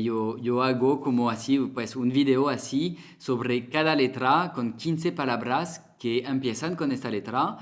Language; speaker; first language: Spanish; non-native, fluent; French